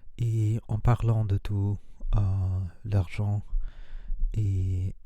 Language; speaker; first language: French; non-native, learner; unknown